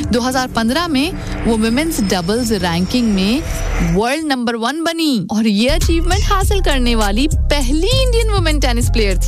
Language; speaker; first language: Hindi; native; Hindi